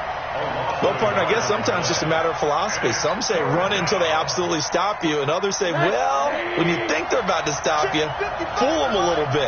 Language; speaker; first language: English; native; English